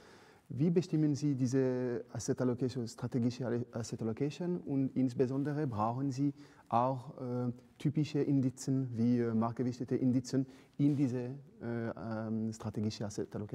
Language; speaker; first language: German; non-native, fluent; French